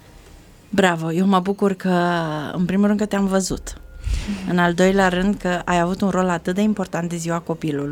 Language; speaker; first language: Romanian; native; Romanian